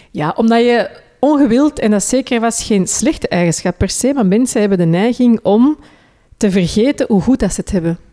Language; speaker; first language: Dutch; early bilingual, other home language; Hindi